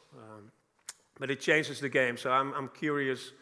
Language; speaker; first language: English; non-native, fluent; Dutch